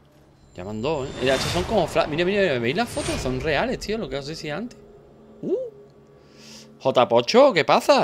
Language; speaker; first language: Spanish; native; Spanish